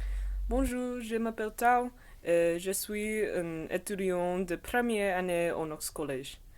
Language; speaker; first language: French; non-native, learner; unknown